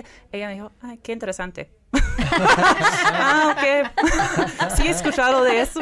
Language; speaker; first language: Spanish; non-native, fluent; English